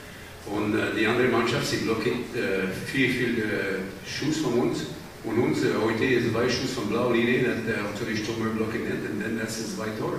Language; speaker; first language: German; non-native, learner; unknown